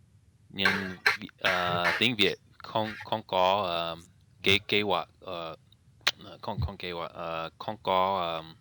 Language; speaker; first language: Vietnamese; non-native, learner; English